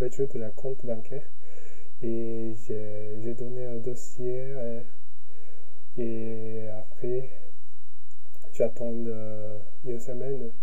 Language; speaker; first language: French; non-native, learner; Japanese